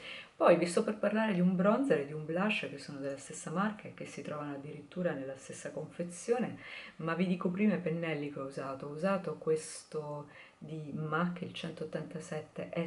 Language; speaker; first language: Italian; native; Italian